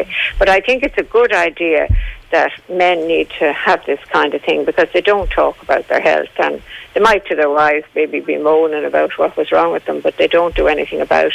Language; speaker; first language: English; native; English